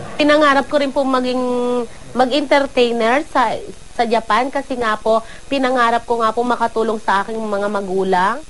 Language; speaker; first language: Filipino; native; Filipino